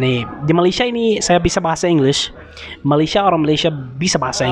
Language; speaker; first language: Indonesian; non-native, learner; Arabic